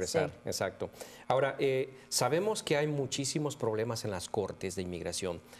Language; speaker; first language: Spanish; native; Spanish